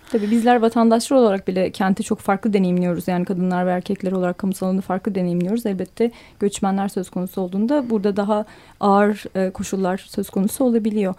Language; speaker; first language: Turkish; native; Turkish